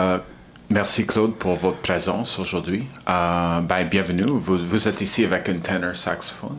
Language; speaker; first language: French; non-native, learner; English